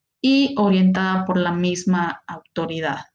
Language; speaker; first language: Spanish; native; Spanish